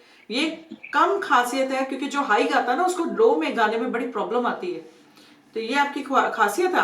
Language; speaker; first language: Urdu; non-native, local second language; Punjabi